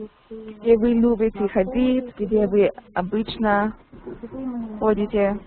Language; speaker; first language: Russian; non-native, learner; English